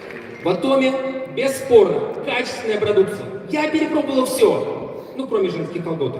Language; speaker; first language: Russian; native; Russian